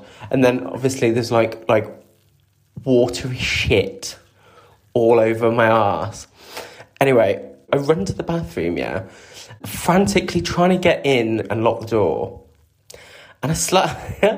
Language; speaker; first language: English; native; English